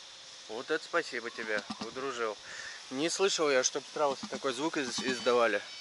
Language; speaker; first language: Russian; native; Russian